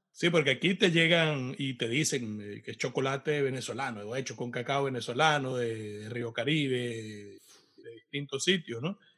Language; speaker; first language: Spanish; native; Spanish